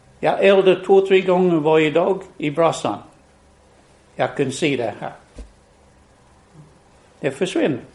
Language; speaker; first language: Swedish; non-native, fluent; English